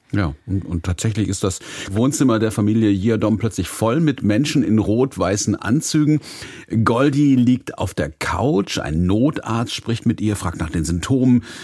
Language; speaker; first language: German; native; German